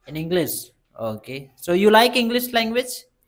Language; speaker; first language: English; non-native, local second language; Hindi